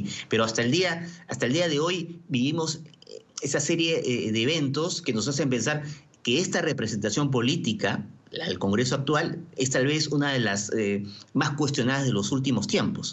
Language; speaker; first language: Spanish; native; Spanish